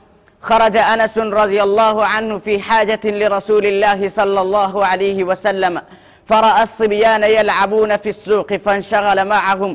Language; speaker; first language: Arabic; non-native, learner; Urdu